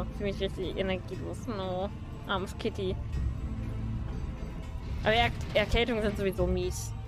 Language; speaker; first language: German; native; German